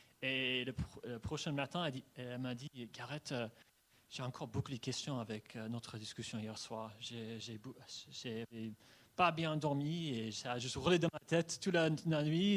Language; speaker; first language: French; non-native, fluent; English